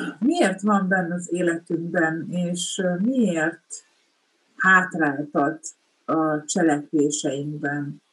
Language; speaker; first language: Hungarian; native; Hungarian